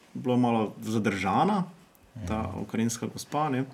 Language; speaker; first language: Slovenian; native; Slovenian